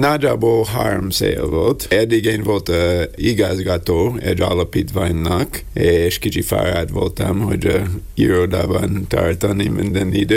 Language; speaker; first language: Hungarian; non-native, learner; English